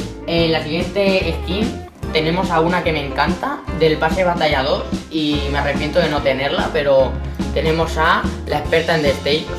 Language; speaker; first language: Spanish; native; Spanish